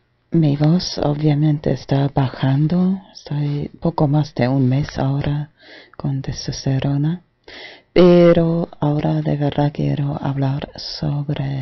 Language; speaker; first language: Spanish; non-native, fluent; German